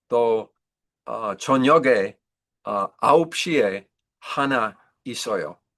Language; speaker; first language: Korean; non-native, learner; English